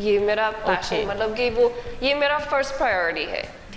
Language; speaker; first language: Hindi; non-native, learner; English